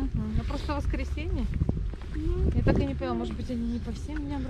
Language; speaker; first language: Russian; native; Russian